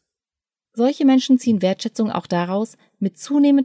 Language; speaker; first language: German; native; German